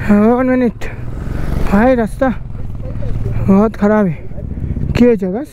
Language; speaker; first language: Hindi; non-native, local second language; Bangla